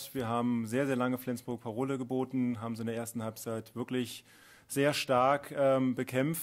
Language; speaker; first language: German; native; German